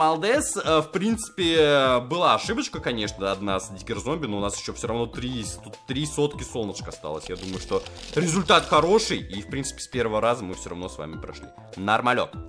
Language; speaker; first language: Russian; native; Russian